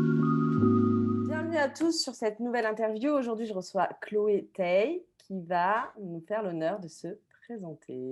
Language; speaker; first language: French; native; French